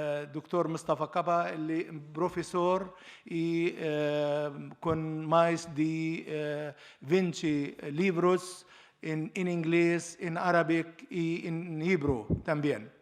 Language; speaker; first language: Spanish; non-native, learner; Arabic